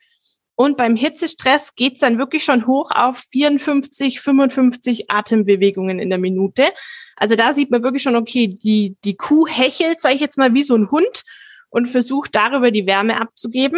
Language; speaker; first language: German; native; German